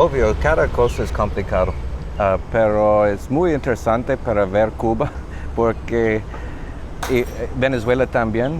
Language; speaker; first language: Spanish; non-native, learner; English